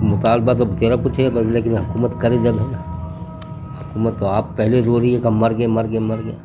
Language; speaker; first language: Urdu; native; Urdu